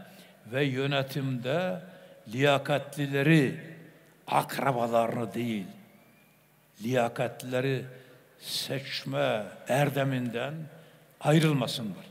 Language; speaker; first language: Turkish; native; Turkish